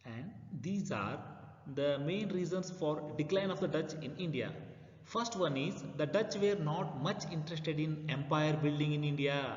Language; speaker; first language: English; non-native, local second language; Kannada